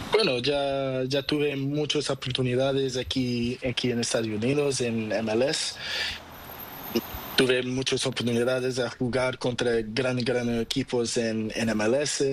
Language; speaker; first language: Spanish; non-native, learner; Portuguese